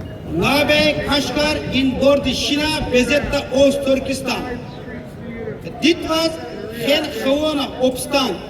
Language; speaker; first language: Dutch; non-native, local second language; Uyghur